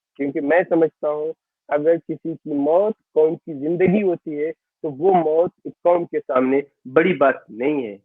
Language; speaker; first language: Urdu; non-native, local second language; Baluchi